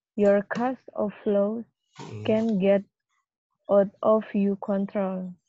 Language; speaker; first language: English; non-native, fluent; Indonesian